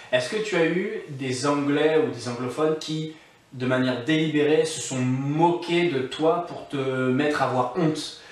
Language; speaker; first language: French; non-native, fluent; English